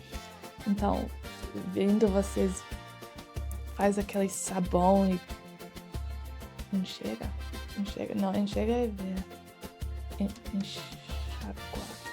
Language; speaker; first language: Portuguese; non-native, learner; English